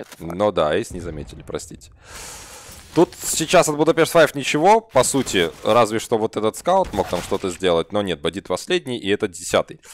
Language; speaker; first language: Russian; native; Russian